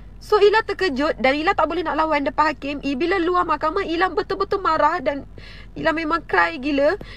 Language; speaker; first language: Malay; native; Malay